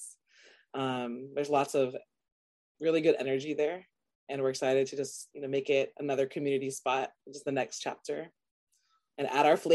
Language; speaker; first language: English; native; English